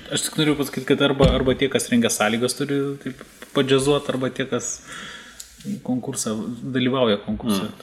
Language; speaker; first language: Lithuanian; native; Lithuanian